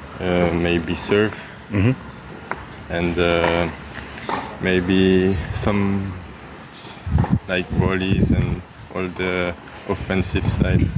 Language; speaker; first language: English; non-native, learner; French